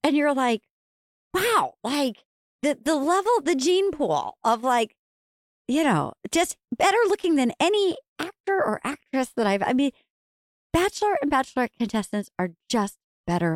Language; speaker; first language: English; native; English